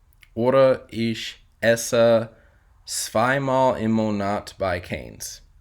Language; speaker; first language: German; non-native, fluent; English